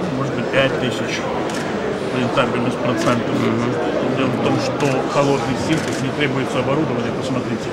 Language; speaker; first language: Russian; native; Russian